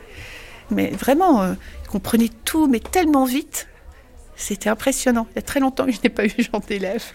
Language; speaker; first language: French; native; French